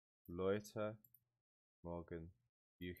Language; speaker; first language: German; non-native, learner; English